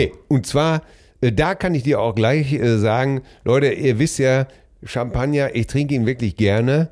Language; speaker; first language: German; native; German